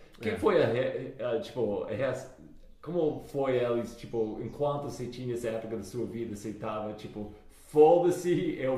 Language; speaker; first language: Portuguese; non-native, fluent; English